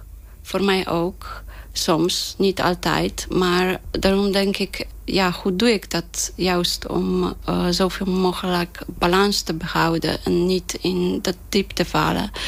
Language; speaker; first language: Dutch; non-native, fluent; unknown